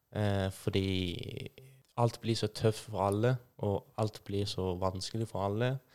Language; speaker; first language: Norwegian; non-native, fluent; Persian